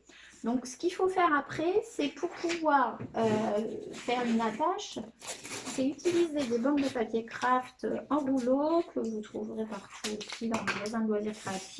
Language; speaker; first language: French; native; French